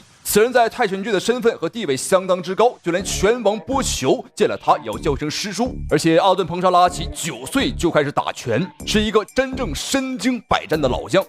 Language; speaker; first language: Chinese; native; Chinese